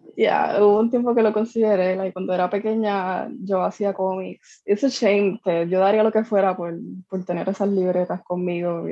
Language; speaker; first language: Spanish; native; Spanish